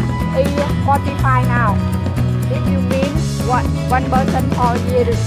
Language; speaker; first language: English; non-native, learner; Vietnamese